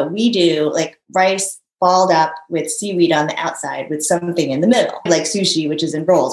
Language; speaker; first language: English; early bilingual, other home language; Japanese